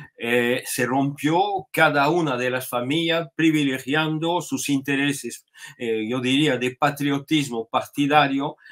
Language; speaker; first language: Spanish; non-native, fluent; French